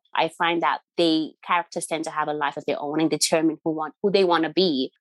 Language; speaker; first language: English; non-native, local second language; Yoruba